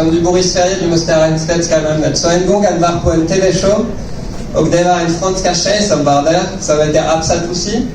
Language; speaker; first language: Swedish; non-native, learner; French